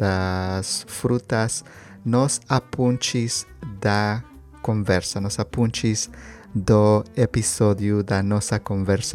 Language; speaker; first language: Portuguese; non-native, learner; Spanish